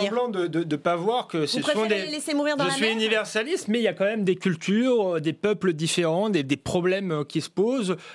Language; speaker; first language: French; native; French